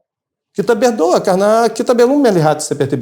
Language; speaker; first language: Indonesian; non-native, fluent; Portuguese